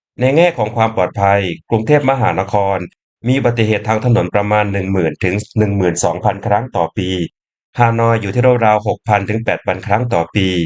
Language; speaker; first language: Thai; native; Thai